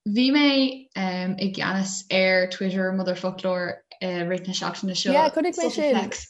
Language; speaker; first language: Irish; non-native, local second language; English